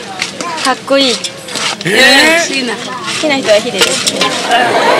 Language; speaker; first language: Japanese; non-native, learner; Swahili